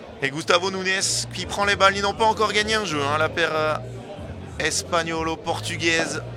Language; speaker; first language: French; native; French